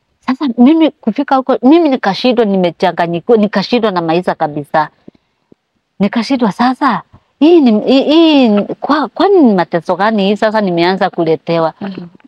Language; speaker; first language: Swahili; non-native, local second language; Kikuyu